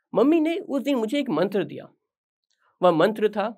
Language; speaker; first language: Hindi; native; Hindi